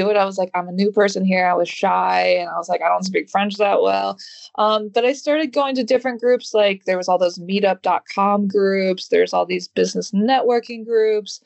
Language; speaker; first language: English; native; English